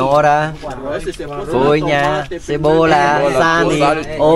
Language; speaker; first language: Portuguese; non-native, learner; Vietnamese